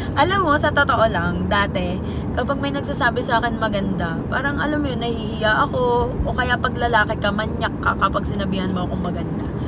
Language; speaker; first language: Filipino; non-native, local second language; Waray